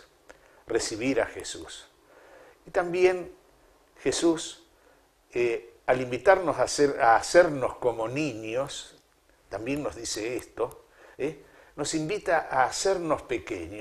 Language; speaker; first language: Spanish; native; Spanish